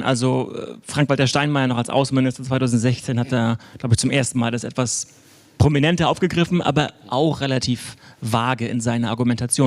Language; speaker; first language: German; native; German